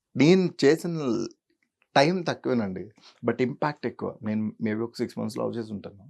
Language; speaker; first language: Telugu; native; Telugu